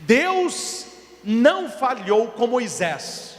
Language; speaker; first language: Portuguese; native; Portuguese